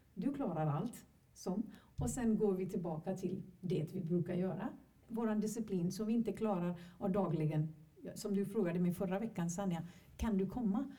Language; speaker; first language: Swedish; non-native, fluent; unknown